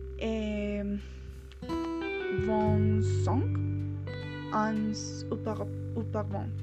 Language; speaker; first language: French; non-native, learner; Spanish